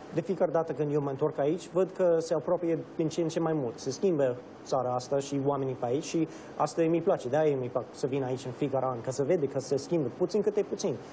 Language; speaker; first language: Romanian; non-native, fluent; English